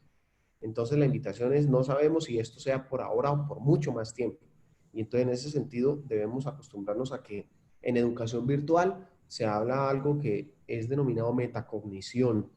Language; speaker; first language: Spanish; native; Spanish